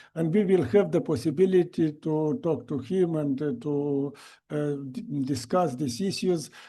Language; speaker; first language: English; non-native, fluent; Romanian